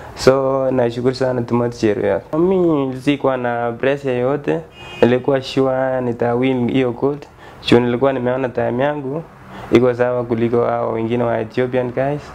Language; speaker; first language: Swahili; non-native, local second language; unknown